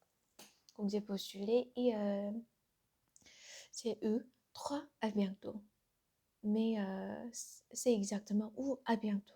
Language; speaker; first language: French; non-native, learner; Korean